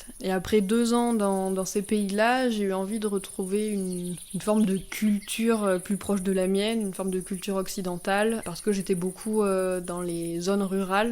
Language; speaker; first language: French; native; French